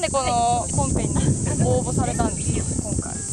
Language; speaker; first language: Japanese; native; Japanese